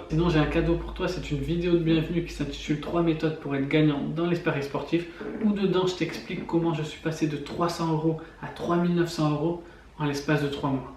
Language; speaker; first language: French; native; French